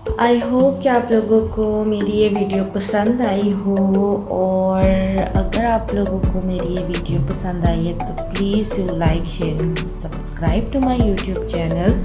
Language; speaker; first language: Urdu; native; Urdu